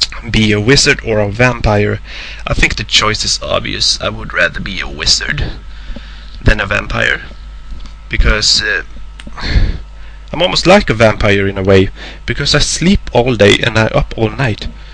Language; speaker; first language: English; non-native, fluent; Swedish